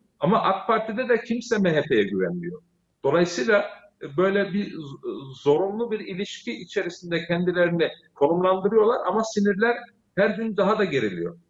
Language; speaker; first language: Turkish; early bilingual, heritage; Turkish